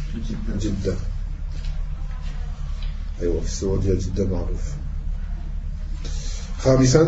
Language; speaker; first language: Arabic; non-native, fluent; French